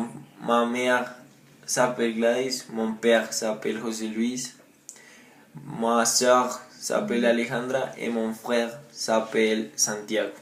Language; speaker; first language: French; non-native, learner; Spanish